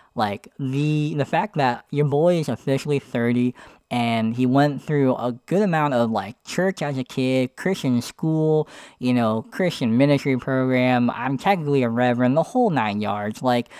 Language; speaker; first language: English; native; English